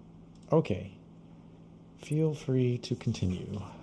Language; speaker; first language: English; non-native, fluent; Portuguese